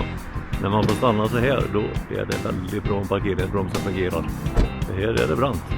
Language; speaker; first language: Swedish; native; Swedish